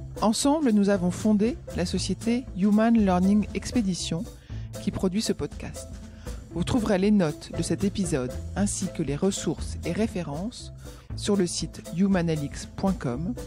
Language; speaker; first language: French; native; French